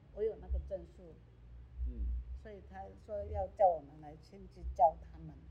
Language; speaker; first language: Chinese; non-native, local second language; Amis